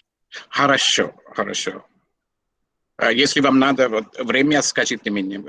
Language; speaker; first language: Russian; non-native, learner; Sinhala